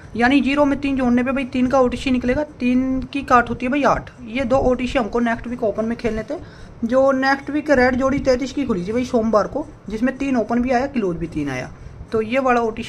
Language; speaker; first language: Hindi; native; Hindi